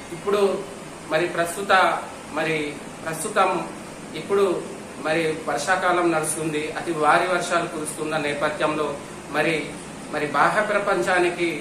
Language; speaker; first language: Telugu; non-native, local second language; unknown